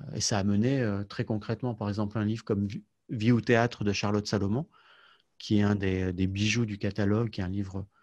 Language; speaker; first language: French; native; French